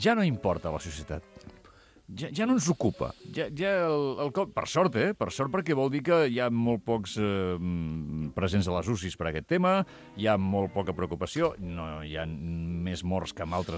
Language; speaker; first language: Catalan; native; Catalan